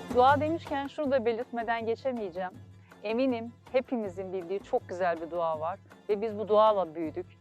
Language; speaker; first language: Turkish; native; Turkish